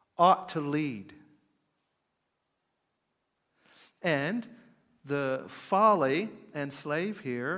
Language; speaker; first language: English; native; English